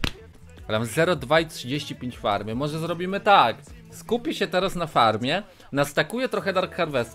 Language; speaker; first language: Polish; native; Polish